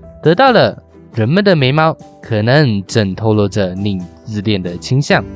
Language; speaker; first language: Chinese; native; Chinese